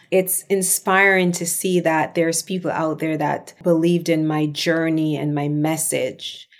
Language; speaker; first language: English; non-native, local second language; Jamaican Creole English